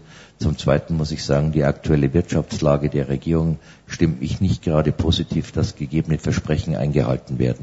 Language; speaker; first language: German; native; German